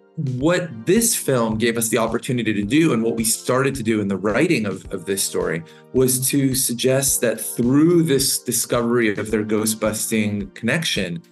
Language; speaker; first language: English; native; English